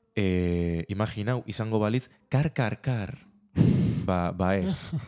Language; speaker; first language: Basque; native; Basque